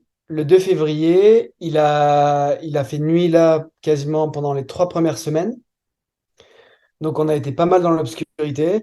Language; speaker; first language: French; native; French